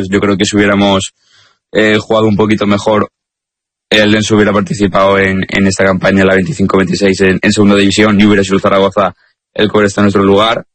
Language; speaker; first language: Spanish; native; Spanish